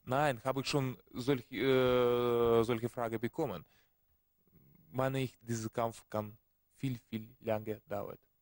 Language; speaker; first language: German; non-native, learner; Russian